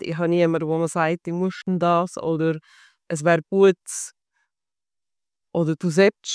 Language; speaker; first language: German; native; German